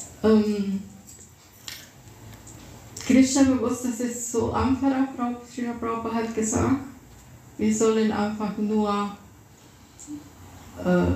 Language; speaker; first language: German; non-native, fluent; Russian